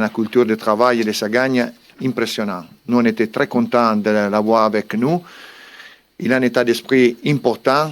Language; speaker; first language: French; non-native, fluent; Italian